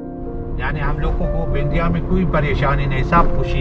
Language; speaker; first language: Hindi; non-native, learner; Arabic